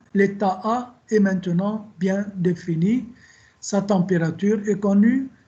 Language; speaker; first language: French; non-native, local second language; Arabic